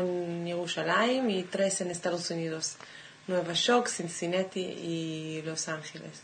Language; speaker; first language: Spanish; non-native, fluent; Hebrew